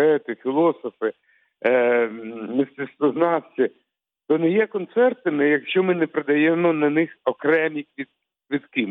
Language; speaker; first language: Ukrainian; non-native, local second language; Russian